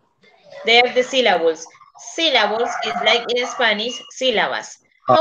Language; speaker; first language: English; non-native, learner; Spanish